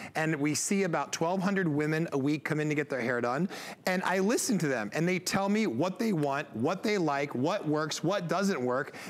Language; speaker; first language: English; native; English